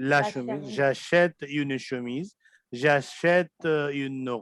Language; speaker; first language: French; non-native, fluent; Urdu